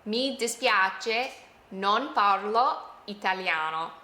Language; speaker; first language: Italian; non-native, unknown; English